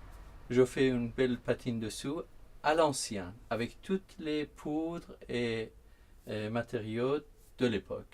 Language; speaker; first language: French; non-native, fluent; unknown